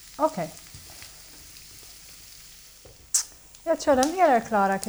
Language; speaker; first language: Swedish; non-native, fluent; English